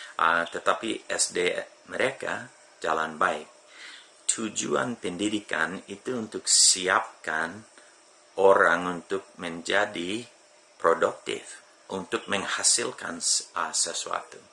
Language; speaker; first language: Indonesian; non-native, fluent; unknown